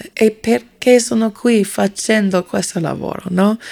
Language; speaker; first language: Italian; non-native, learner; English